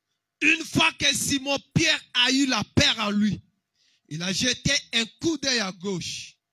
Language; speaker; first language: French; non-native, local second language; Lingala